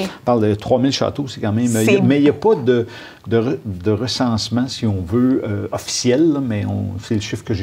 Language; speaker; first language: French; native; French